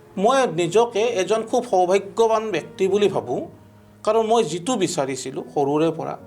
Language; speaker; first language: Assamese; native; Assamese